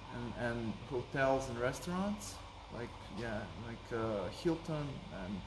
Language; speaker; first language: English; non-native, fluent; Serbian